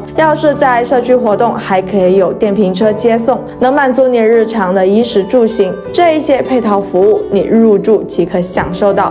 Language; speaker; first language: Chinese; native; Chinese